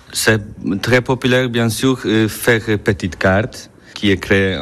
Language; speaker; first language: French; non-native, learner; Polish